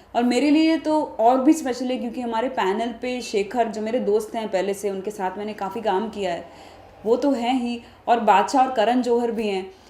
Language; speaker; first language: Hindi; non-native, local second language; Marathi